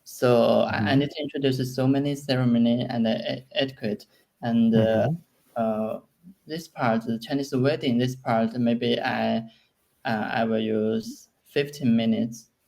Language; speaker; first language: English; non-native, learner; Chinese